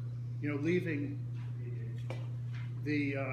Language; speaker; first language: English; native; English